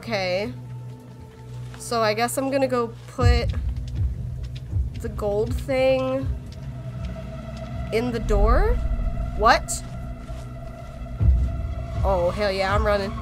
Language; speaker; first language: English; native; English